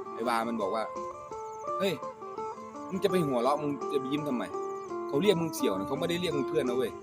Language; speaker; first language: Thai; non-native, local second language; Northeastern Thai